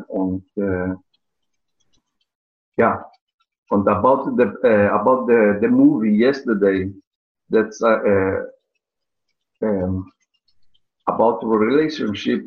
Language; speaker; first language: English; non-native, learner; Portuguese